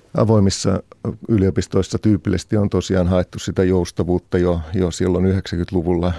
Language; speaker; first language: Finnish; native; Finnish